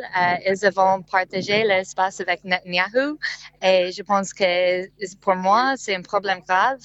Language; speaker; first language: French; non-native, learner; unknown